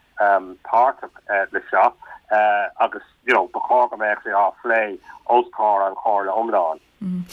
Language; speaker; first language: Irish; non-native, local second language; English